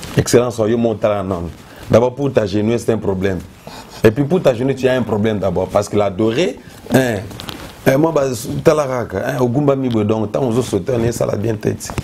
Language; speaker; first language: French; non-native, local second language; Lingala